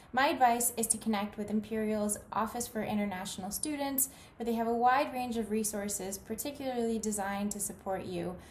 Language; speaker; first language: English; native; English